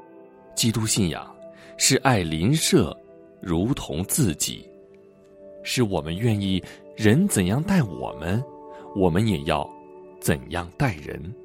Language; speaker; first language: Chinese; native; Chinese